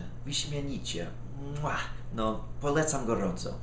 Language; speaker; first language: Polish; non-native, fluent; English